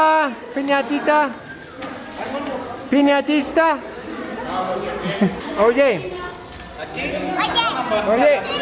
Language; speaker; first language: Spanish; non-native, learner; English